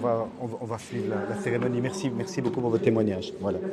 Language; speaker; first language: French; native; French